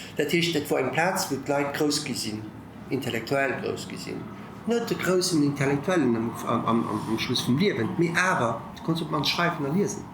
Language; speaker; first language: Luxembourgish; early bilingual, other home language; Italian